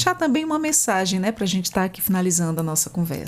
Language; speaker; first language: Portuguese; native; Portuguese